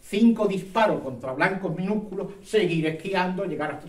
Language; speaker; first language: Spanish; native; Spanish